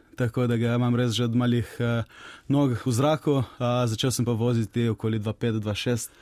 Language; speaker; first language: Slovenian; native; Slovenian